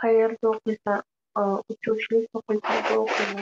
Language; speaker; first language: Arabic; non-native, learner; Uzbek